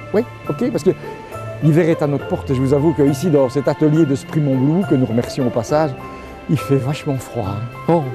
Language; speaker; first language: French; native; French